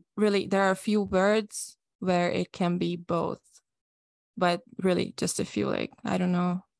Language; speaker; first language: English; non-native, fluent; Hungarian